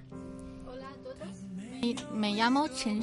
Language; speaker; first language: Spanish; non-native, fluent; Chinese